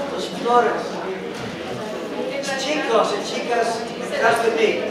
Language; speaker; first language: Spanish; non-native, learner; Dutch